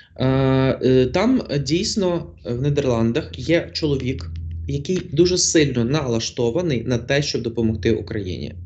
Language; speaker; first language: Ukrainian; non-native, local second language; Russian